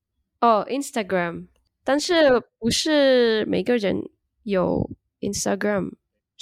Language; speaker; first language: Chinese; non-native, learner; Indonesian